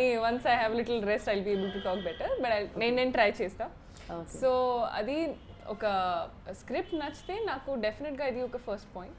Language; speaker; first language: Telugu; non-native, learner; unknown